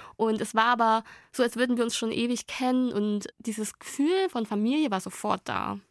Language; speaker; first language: German; early bilingual, other home language; Vietnamese